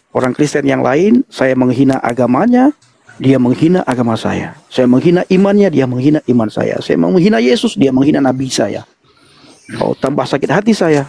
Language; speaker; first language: Indonesian; native; Indonesian